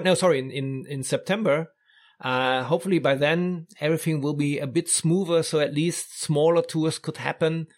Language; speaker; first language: English; non-native, fluent; German